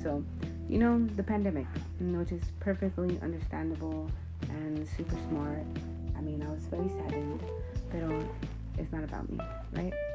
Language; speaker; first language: English; early bilingual, other home language; Spanish